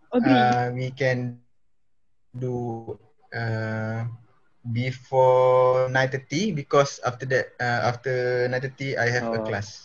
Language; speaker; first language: English; non-native, local second language; Malay